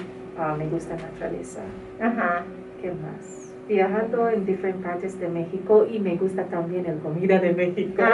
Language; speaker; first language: Spanish; non-native, learner; English